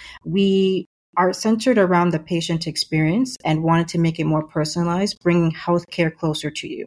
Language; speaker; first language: English; native; English